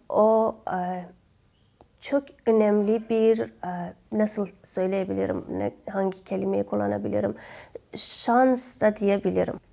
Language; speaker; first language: Turkish; non-native, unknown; Kurdish